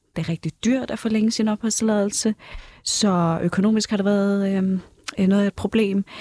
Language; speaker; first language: Danish; native; Danish